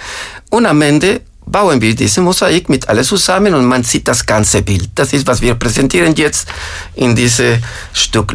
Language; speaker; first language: German; non-native, fluent; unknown